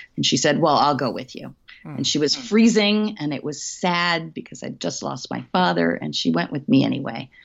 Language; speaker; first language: English; native; English